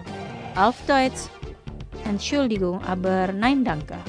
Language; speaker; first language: German; non-native, fluent; Indonesian